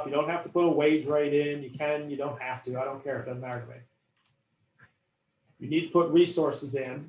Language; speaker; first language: English; native; English